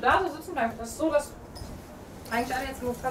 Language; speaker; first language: German; native; German